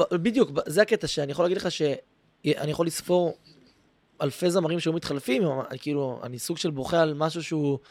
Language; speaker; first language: Hebrew; native; Hebrew